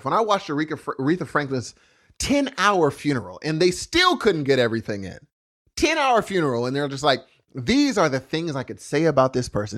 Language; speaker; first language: English; native; English